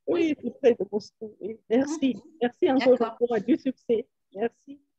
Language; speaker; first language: French; non-native, fluent; Russian